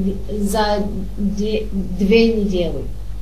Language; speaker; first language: Russian; non-native, learner; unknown